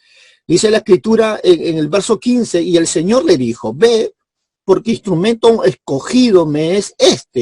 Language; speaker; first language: Spanish; native; Spanish